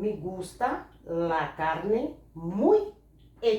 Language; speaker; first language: Spanish; non-native, fluent; Portuguese